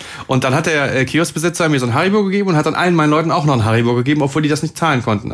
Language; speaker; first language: German; native; German